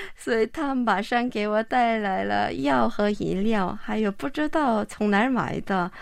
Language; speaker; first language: Chinese; non-native, fluent; Korean